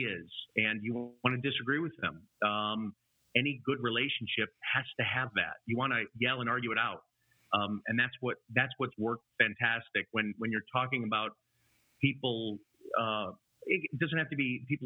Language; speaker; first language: English; native; English